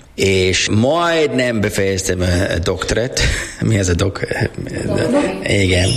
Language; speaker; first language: Hungarian; non-native, learner; English